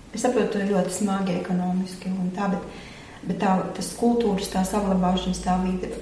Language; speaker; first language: Latvian; native; Latvian